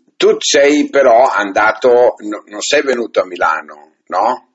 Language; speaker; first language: Italian; early bilingual, other home language; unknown